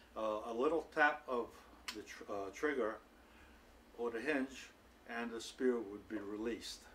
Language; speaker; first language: English; native; English